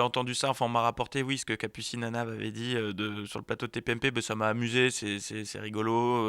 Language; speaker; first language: French; native; French